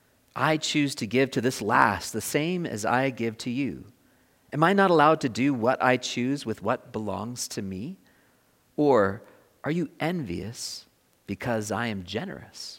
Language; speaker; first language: English; native; English